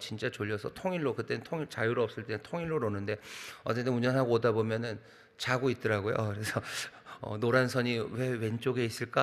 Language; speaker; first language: Korean; native; Korean